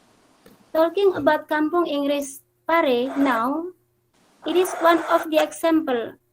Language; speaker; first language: English; non-native, fluent; Indonesian